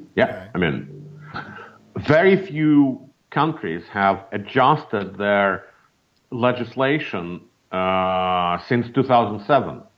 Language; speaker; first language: English; non-native, fluent; Russian